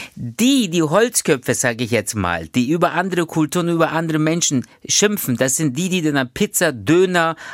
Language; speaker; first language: German; early bilingual, other home language; Turkish